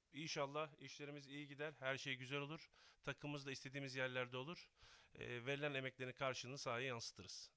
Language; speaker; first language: Turkish; native; Turkish